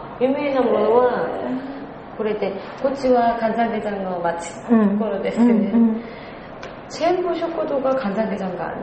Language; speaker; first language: Japanese; non-native, learner; Korean